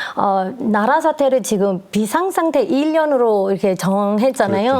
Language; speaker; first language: Korean; non-native, fluent; Burmese